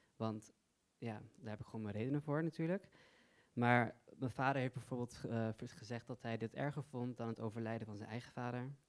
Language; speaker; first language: Dutch; early bilingual, other home language; Persian